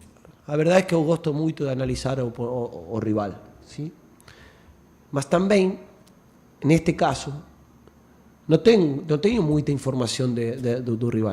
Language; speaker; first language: Portuguese; non-native, fluent; Spanish